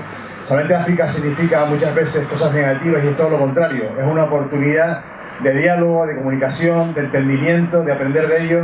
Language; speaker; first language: Spanish; native; Spanish